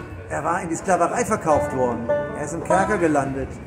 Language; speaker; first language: German; native; German